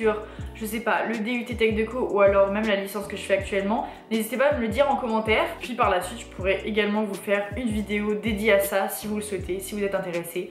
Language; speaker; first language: French; native; French